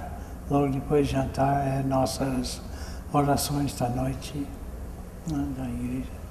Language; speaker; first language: Portuguese; non-native, fluent; English